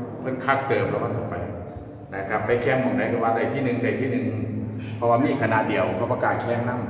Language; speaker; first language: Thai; non-native, local second language; Northeastern Thai